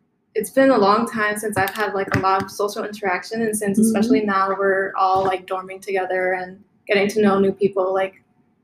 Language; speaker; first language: English; native; English